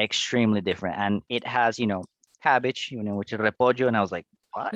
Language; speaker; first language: English; non-native, fluent; Spanish